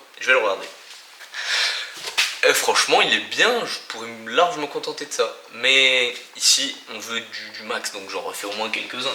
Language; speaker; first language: French; native; French